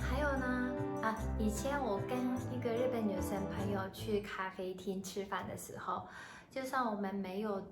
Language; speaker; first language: Chinese; non-native, fluent; Japanese